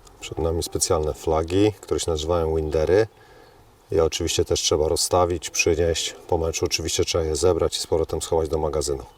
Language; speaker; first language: Polish; native; Polish